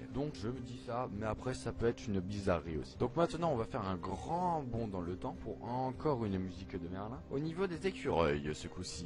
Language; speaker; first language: French; native; French